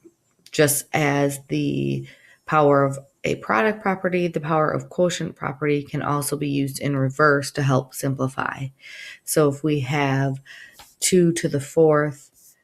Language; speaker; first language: English; native; English